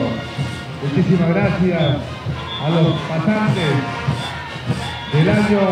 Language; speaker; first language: Spanish; native; Spanish